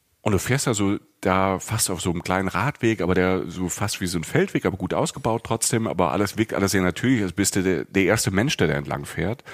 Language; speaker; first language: German; native; German